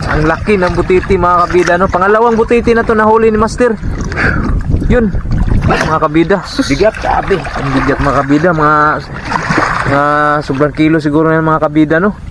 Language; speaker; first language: Filipino; non-native, local second language; Cebuano